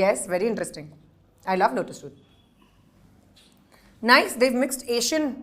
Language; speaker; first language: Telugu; non-native, learner; Hindi